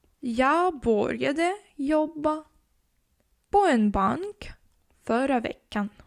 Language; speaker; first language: Swedish; non-native, fluent; Ukrainian